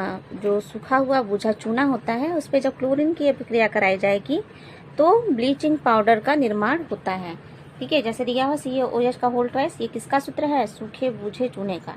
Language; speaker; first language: Hindi; native; Hindi